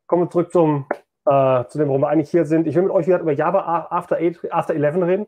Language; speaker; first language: German; native; German